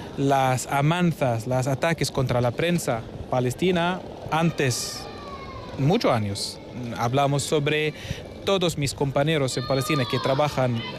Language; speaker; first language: Spanish; non-native, learner; Arabic